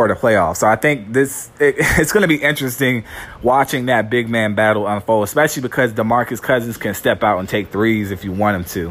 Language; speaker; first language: English; native; English